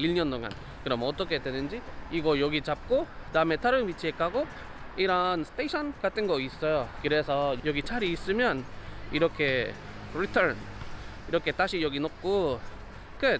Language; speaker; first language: Korean; non-native, learner; Spanish